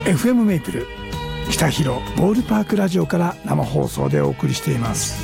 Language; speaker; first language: Japanese; native; Japanese